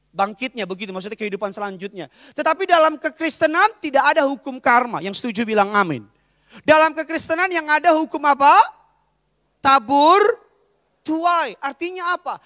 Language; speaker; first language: Indonesian; native; Indonesian